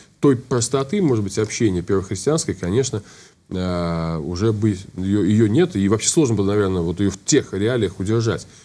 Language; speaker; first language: Russian; native; Russian